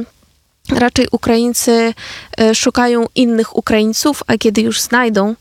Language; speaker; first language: Polish; non-native, fluent; Ukrainian